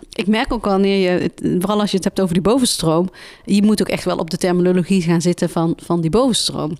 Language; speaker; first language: Dutch; early bilingual, other home language; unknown